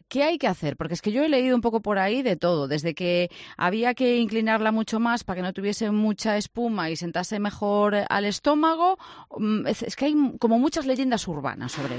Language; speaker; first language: Spanish; native; Spanish